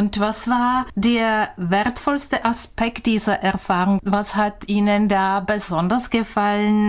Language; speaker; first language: German; non-native, fluent; Czech